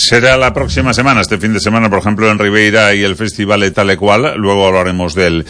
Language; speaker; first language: Spanish; native; Spanish